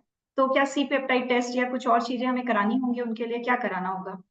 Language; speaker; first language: Hindi; native; Hindi